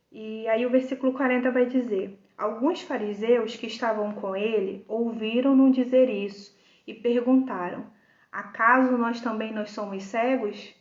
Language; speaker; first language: Portuguese; native; Portuguese